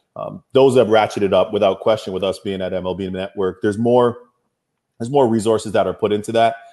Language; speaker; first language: English; native; English